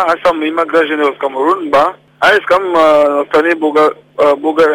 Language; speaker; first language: Bulgarian; non-native, learner; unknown